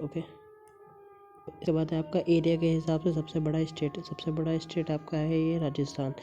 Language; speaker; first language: Hindi; native; Hindi